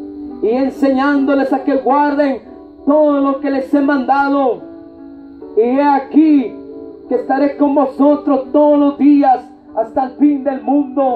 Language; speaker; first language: Spanish; native; Spanish